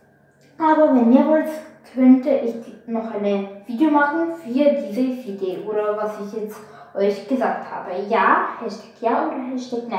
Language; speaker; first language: German; non-native, learner; Bulgarian